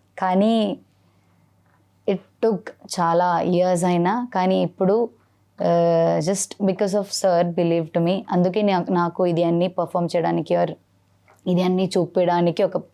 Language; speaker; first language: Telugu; non-native, learner; Malayalam